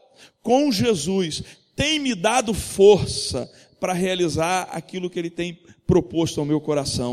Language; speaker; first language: Portuguese; native; Portuguese